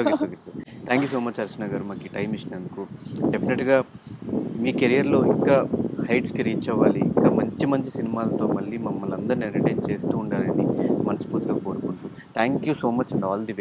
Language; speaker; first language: Telugu; native; Telugu